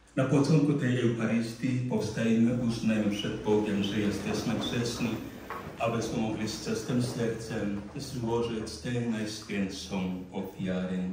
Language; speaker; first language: Polish; non-native, fluent; Indonesian